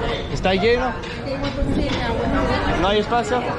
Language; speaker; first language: Spanish; non-native, learner; English